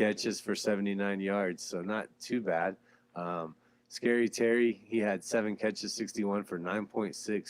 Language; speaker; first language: English; native; English